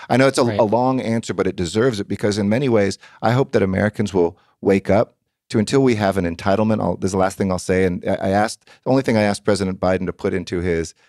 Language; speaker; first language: English; native; English